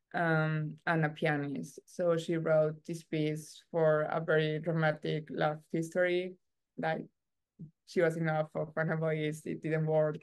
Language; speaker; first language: English; non-native, learner; Spanish